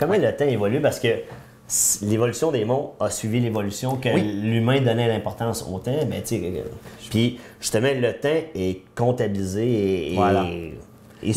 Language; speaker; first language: French; native; French